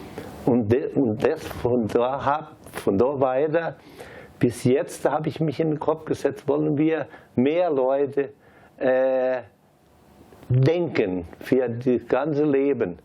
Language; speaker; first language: German; early bilingual, heritage; German